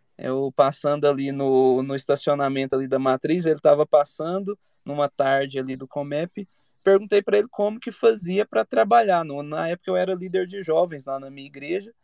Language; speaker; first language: Portuguese; native; Portuguese